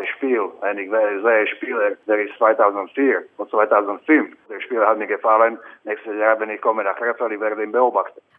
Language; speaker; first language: German; non-native, fluent; Slovak